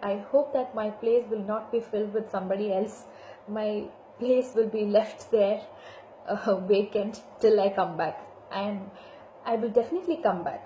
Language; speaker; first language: English; non-native, local second language; Malayalam